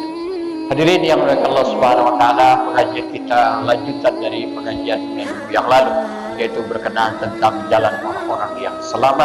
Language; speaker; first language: Indonesian; native; Indonesian